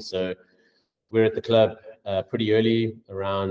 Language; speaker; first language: English; native; English